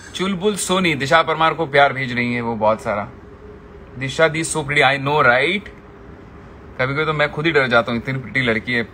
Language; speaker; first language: Hindi; non-native, local second language; Marathi